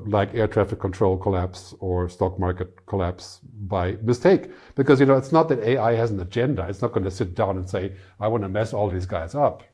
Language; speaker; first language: English; non-native, fluent; German